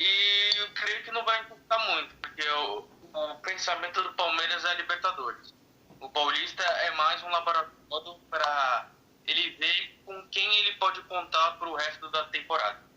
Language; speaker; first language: Portuguese; native; Portuguese